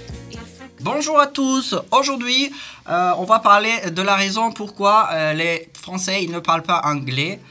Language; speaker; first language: French; non-native, learner; Turkish